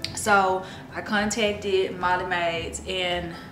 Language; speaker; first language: English; native; English